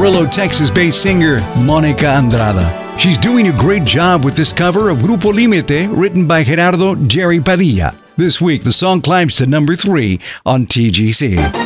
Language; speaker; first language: English; early bilingual, other home language; Spanish